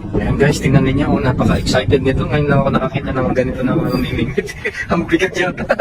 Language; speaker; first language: Filipino; non-native, local second language; Pampanga